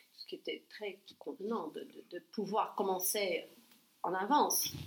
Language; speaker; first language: French; non-native, fluent; English